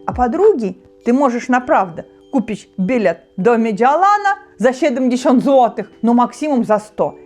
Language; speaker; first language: Polish; non-native, learner; Russian